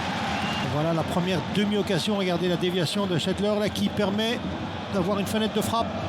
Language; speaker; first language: French; native; French